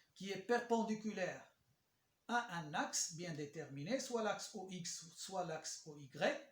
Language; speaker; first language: French; non-native, local second language; Arabic